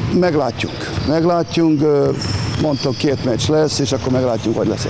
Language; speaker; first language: Hungarian; non-native, learner; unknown